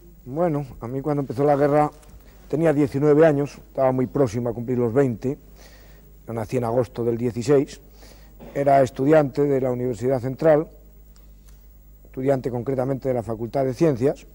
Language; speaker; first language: Spanish; native; Spanish